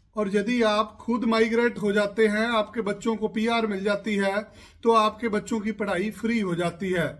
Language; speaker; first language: Hindi; non-native, local second language; Punjabi